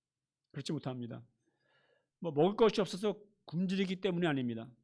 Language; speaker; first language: Korean; native; Korean